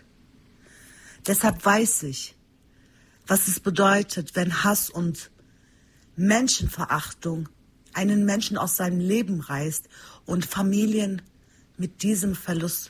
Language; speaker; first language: German; early bilingual, other home language; Turkish